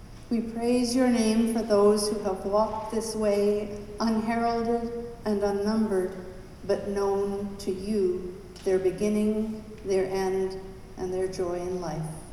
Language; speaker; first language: English; native; English